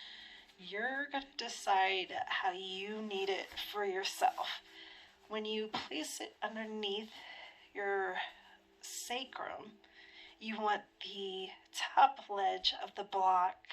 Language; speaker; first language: English; native; English